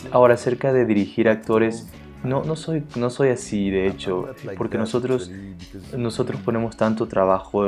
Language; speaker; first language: Spanish; non-native, fluent; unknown